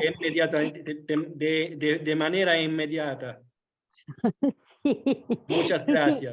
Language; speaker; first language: Spanish; non-native, learner; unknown